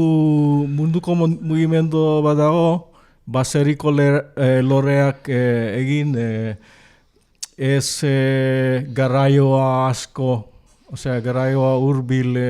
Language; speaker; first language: Basque; non-native, learner; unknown